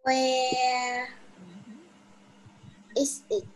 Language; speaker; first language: English; non-native, learner; Vietnamese